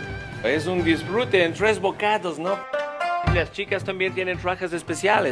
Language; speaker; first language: Spanish; native; Spanish